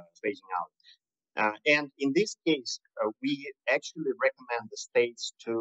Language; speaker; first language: English; non-native, fluent; Russian